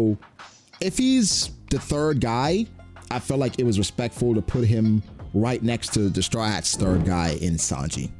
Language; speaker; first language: English; native; English